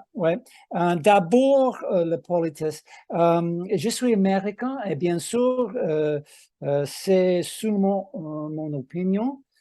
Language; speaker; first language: French; non-native, fluent; English